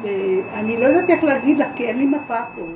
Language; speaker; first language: Hebrew; non-native, fluent; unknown